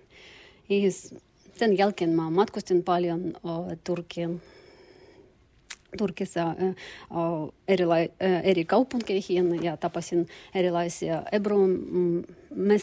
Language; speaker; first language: Finnish; non-native, learner; Russian